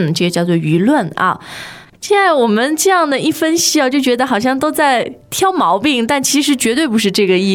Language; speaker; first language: Chinese; native; Chinese